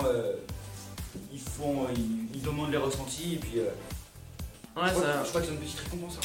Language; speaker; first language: French; native; French